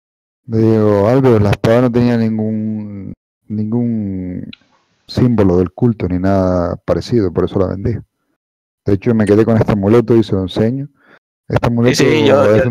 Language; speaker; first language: Spanish; native; Spanish